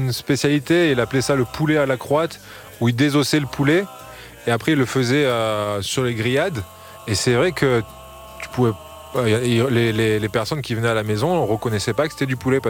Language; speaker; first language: French; native; French